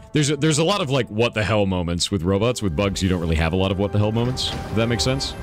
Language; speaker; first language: English; native; English